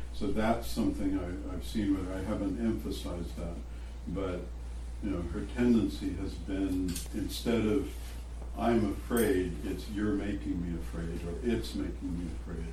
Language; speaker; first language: English; native; English